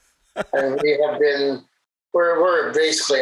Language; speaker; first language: English; non-native, local second language; Hiligaynon